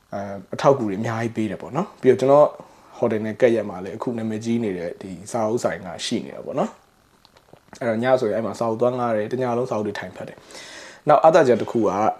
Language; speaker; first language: Burmese; native; Burmese